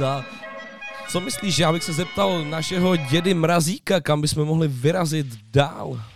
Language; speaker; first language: Czech; native; Czech